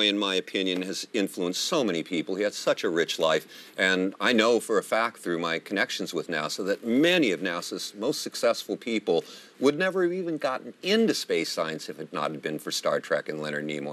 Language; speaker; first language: English; native; English